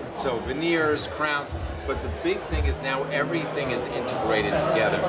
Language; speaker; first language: English; non-native, fluent; Portuguese